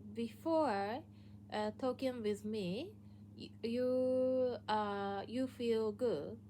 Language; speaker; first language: English; non-native, learner; Japanese